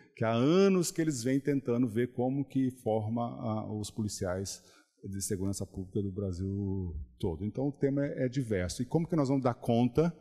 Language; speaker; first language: Portuguese; native; Portuguese